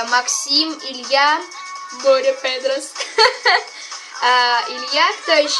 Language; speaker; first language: Russian; native; Russian